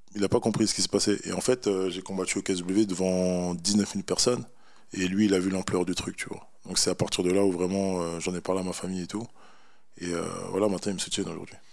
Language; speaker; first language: French; native; French